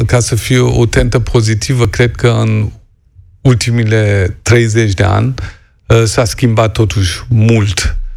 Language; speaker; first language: Romanian; non-native, fluent; Persian